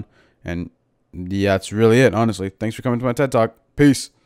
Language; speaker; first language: English; native; English